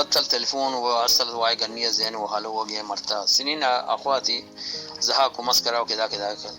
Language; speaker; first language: Arabic; non-native, learner; Urdu